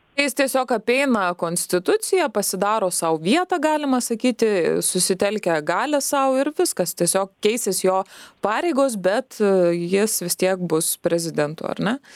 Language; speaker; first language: Lithuanian; native; Lithuanian